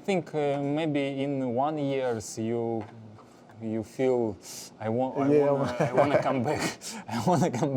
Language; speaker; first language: English; non-native, learner; Russian